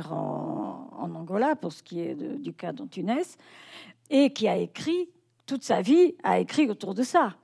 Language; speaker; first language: French; non-native, fluent; Portuguese